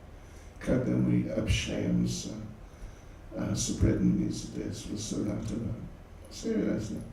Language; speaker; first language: Russian; non-native, learner; English